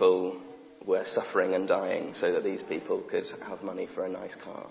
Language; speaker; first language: English; native; English